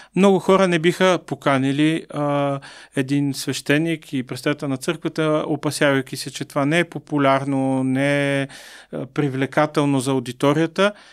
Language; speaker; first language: Bulgarian; native; Bulgarian